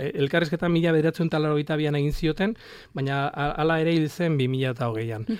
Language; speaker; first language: Basque; non-native, local second language; Spanish